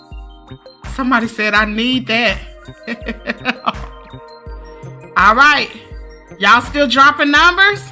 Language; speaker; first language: English; native; English